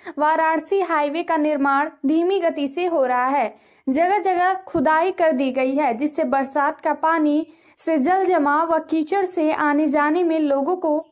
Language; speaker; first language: Hindi; native; Hindi